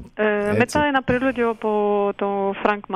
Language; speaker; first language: Greek; early bilingual, heritage; Romanian